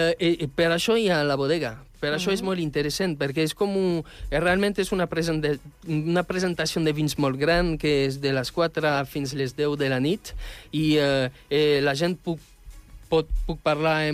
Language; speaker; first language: Catalan; non-native, fluent; French